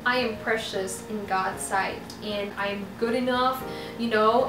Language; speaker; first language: English; non-native, local second language; Filipino